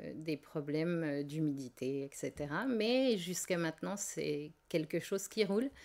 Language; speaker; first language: French; native; French